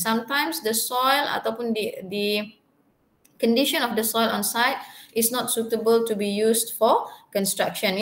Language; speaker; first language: English; non-native, local second language; Malay